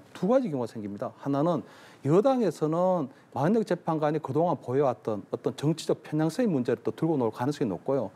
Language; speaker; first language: Korean; native; Korean